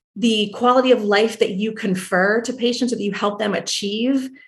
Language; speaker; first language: English; native; English